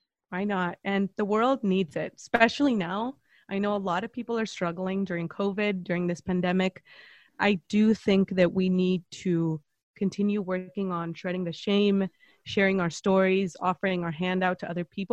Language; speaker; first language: English; non-native, fluent; Spanish